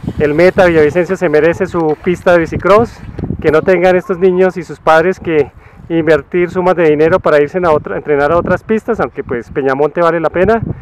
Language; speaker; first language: Spanish; native; Spanish